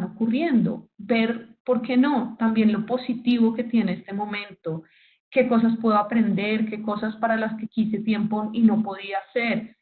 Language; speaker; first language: Spanish; native; Spanish